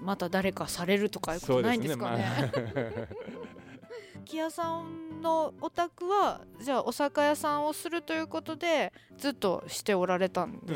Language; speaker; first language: Japanese; native; Japanese